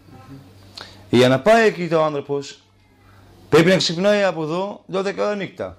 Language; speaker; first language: Greek; non-native, learner; Kurdish